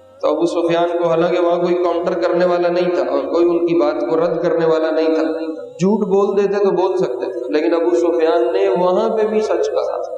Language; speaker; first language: Urdu; non-native, local second language; Punjabi